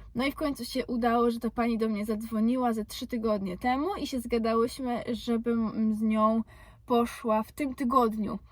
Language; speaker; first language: Polish; early bilingual, heritage; Polish